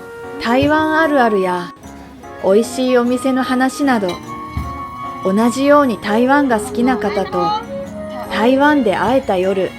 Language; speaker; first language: Japanese; native; Japanese